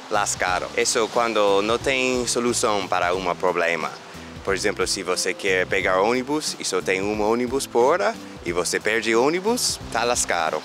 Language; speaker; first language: Portuguese; non-native, fluent; English